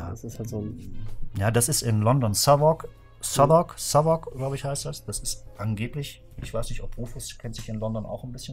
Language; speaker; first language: German; native; German